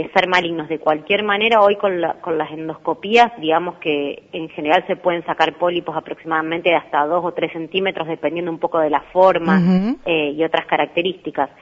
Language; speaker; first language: Spanish; native; Spanish